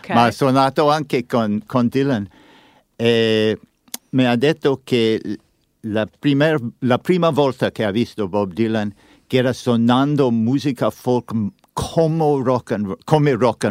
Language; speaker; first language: Italian; non-native, learner; English